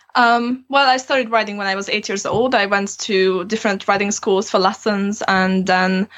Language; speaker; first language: English; non-native, fluent; Romanian